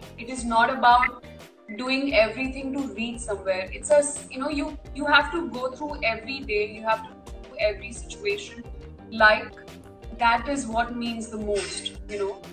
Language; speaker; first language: English; non-native, local second language; Hindi